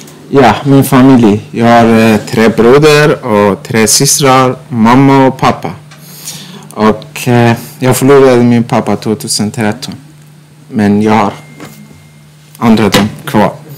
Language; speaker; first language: Swedish; non-native, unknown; Persian